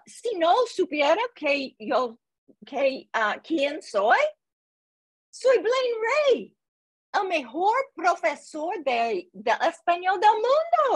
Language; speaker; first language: Spanish; non-native, learner; English